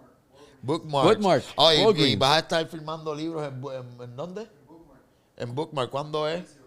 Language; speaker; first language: Spanish; native; Spanish